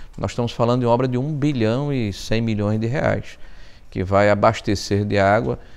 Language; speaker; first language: Portuguese; native; Portuguese